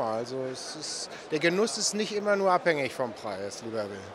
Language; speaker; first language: German; native; German